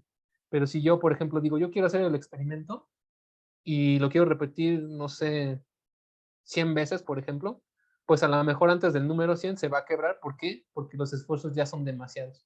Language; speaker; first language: Spanish; native; Spanish